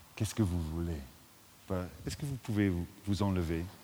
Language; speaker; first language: French; non-native, fluent; English